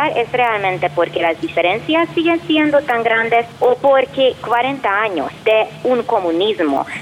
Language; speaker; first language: Spanish; non-native, fluent; Hungarian